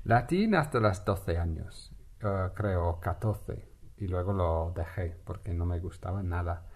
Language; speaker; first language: Spanish; non-native, fluent; English